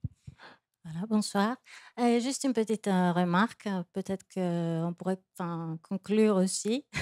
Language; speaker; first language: French; non-native, fluent; Greek